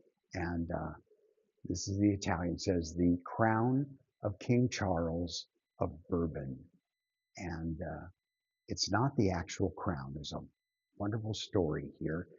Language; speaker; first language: English; native; English